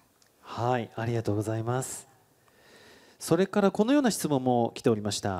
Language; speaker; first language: Japanese; native; Japanese